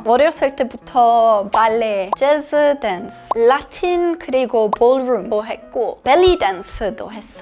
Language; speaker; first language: Korean; non-native, fluent; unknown